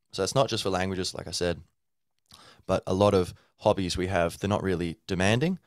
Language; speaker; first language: English; native; English